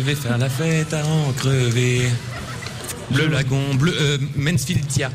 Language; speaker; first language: French; native; French